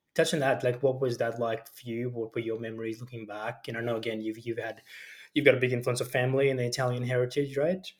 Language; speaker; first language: English; early bilingual, other home language; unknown